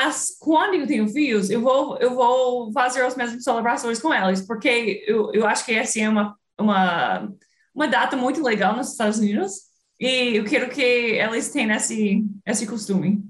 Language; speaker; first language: Portuguese; non-native, fluent; English